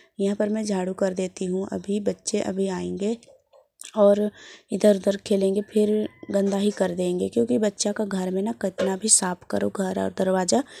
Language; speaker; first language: Hindi; native; Hindi